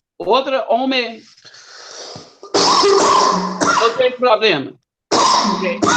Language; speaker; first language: Portuguese; non-native, learner; English